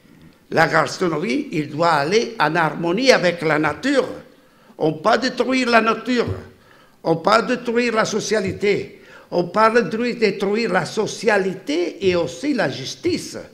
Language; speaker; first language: French; non-native, fluent; Italian